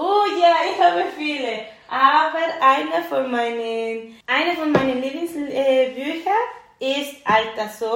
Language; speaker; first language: German; non-native, learner; Spanish